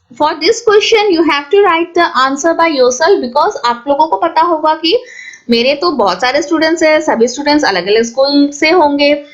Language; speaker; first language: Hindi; non-native, local second language; Assamese